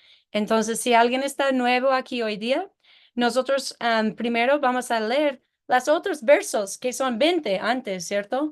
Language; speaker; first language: Spanish; non-native, fluent; English